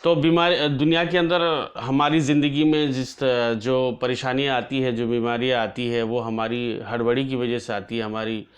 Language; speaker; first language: Hindi; non-native, local second language; Assamese